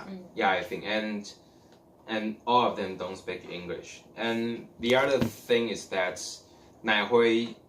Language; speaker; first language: English; non-native, learner; Chinese